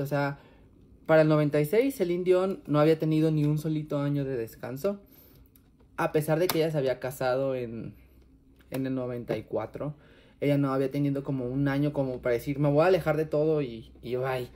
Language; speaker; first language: Spanish; native; Spanish